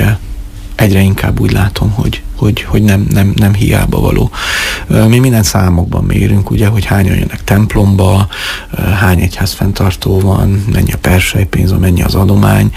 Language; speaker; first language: Hungarian; native; Hungarian